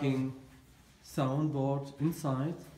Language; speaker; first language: English; non-native, learner; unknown